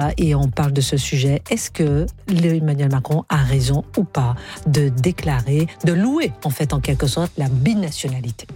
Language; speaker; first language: French; native; French